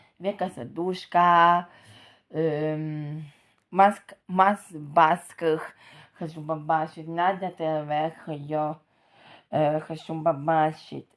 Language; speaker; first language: Ukrainian; non-native, local second language; Russian